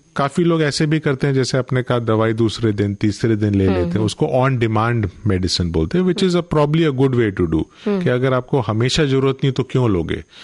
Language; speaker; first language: Hindi; non-native, local second language; Gujarati